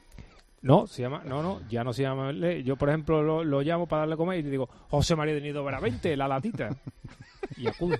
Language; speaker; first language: Spanish; native; Spanish